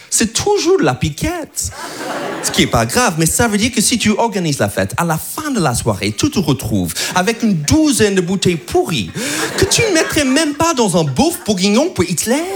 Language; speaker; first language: French; non-native, fluent; English